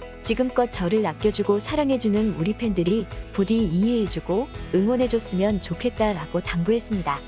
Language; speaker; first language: Korean; native; Korean